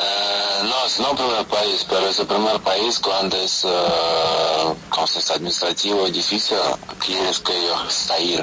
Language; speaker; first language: Spanish; non-native, learner; Russian